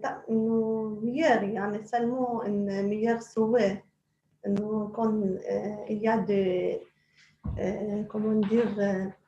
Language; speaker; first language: French; non-native, local second language; Arabic